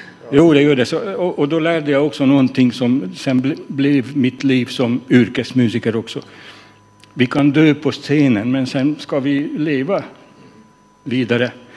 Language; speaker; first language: Swedish; non-native, fluent; Hungarian